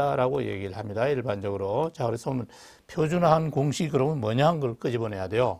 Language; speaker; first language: Korean; native; Korean